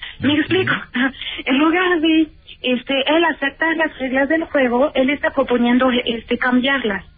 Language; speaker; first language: Spanish; native; Spanish